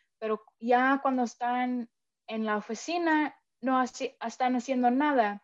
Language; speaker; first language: Spanish; early bilingual, heritage; Spanish